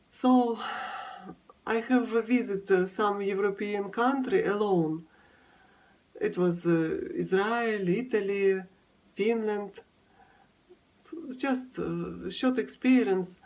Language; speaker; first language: English; non-native, learner; Russian